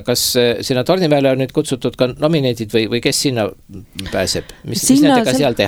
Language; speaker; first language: Estonian; native; Estonian